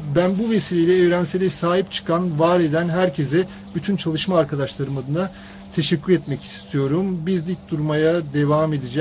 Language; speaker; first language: Turkish; native; Turkish